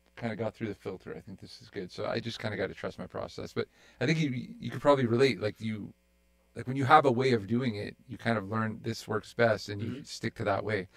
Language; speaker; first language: English; native; English